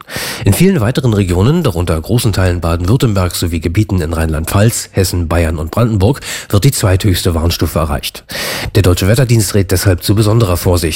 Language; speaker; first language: German; native; German